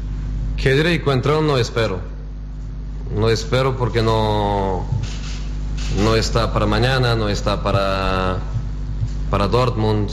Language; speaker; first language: Spanish; non-native, fluent; Portuguese